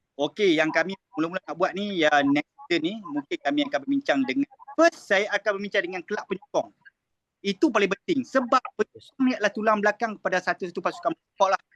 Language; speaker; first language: Malay; native; Malay